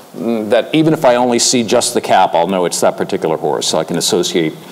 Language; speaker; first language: English; native; English